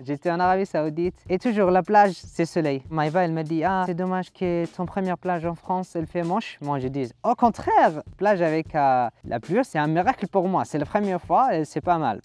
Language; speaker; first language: French; non-native, learner; Arabic